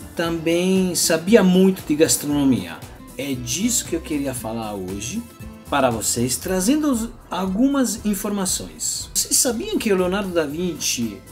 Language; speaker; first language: Portuguese; non-native, fluent; Italian